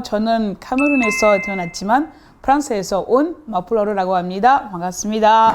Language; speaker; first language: Korean; non-native, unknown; French